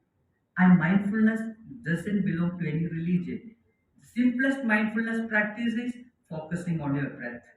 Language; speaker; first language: English; non-native, local second language; Malayalam